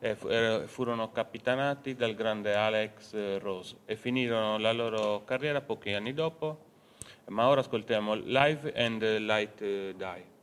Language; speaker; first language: Italian; native; Italian